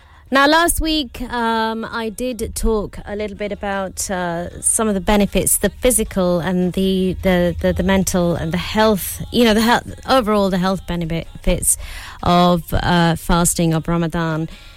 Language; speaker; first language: English; early bilingual, other home language; Urdu